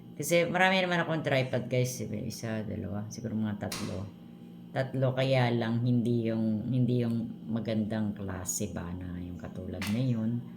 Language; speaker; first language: Filipino; non-native, local second language; Cebuano